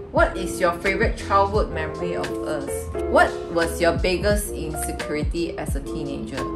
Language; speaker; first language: English; non-native, local second language; Chinese